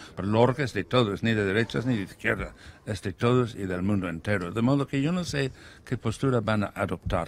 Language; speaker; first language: Spanish; non-native, fluent; English